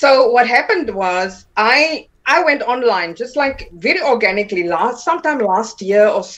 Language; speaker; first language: English; non-native, local second language; Afrikaans